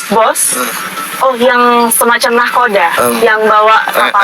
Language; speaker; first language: Indonesian; native; Indonesian